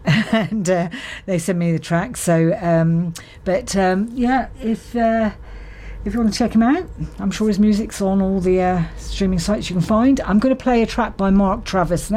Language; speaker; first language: English; native; English